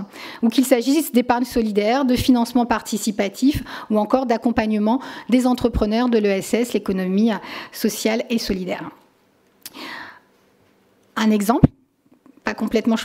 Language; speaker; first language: French; native; French